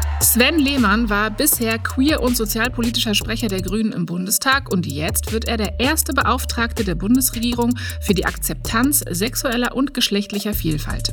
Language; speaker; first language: German; native; German